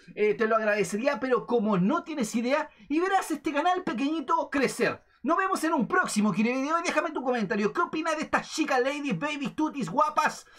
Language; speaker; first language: Spanish; native; Spanish